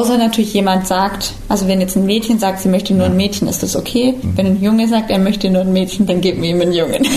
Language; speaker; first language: German; native; German